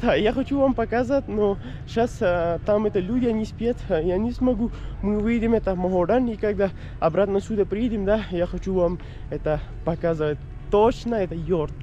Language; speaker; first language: Russian; non-native, learner; Pashto